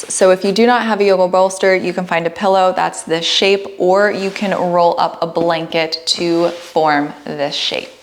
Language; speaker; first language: English; native; English